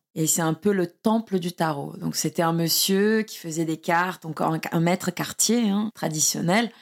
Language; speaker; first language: French; non-native, fluent; Portuguese